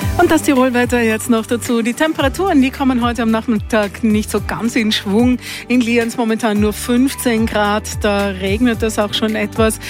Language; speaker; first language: German; native; German